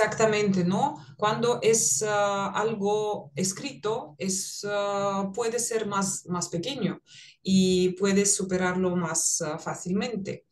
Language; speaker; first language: Spanish; non-native, fluent; Russian